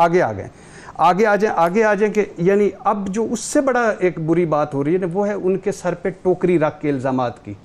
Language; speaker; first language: Urdu; native; Urdu